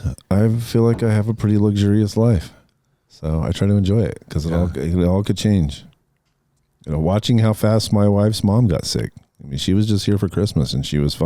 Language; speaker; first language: English; native; English